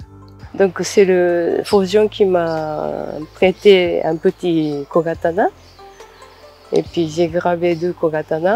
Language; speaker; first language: French; non-native, fluent; Japanese